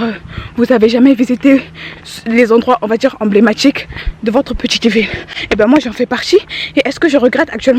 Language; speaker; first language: French; native; French